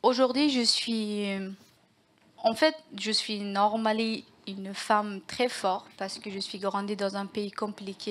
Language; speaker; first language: French; non-native, learner; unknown